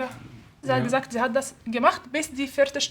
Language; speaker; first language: German; non-native, fluent; Arabic